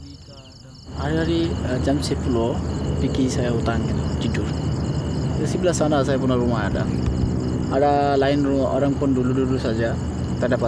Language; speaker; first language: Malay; non-native, learner; Bangla